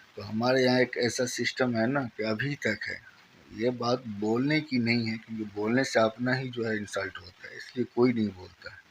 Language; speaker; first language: Urdu; native; Urdu